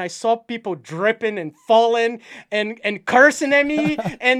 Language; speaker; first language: English; non-native, fluent; Portuguese